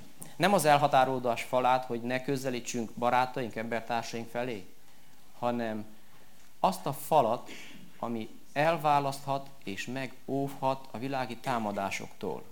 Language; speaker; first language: Hungarian; native; Hungarian